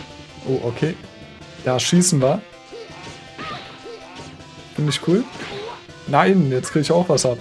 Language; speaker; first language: German; native; German